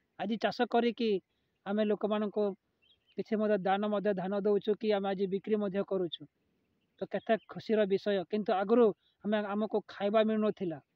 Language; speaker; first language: Odia; non-native, local second language; Santali